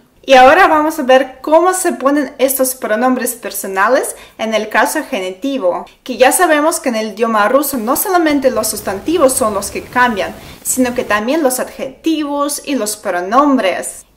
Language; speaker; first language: Spanish; non-native, fluent; Russian